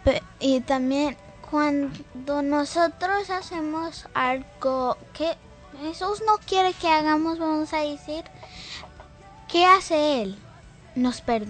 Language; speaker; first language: Spanish; early bilingual, heritage; Spanish